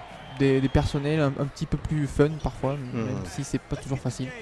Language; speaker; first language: French; native; French